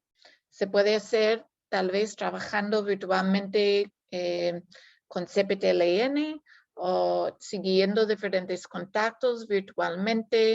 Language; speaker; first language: Spanish; non-native, fluent; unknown